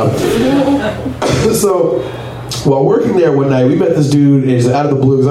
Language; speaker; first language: English; native; English